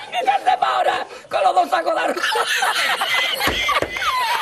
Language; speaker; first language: Spanish; native; Spanish